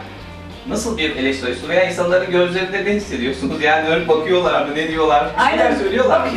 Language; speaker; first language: Turkish; native; Turkish